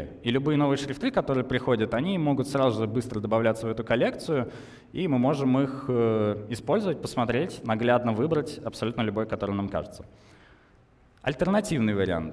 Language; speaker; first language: Russian; native; Russian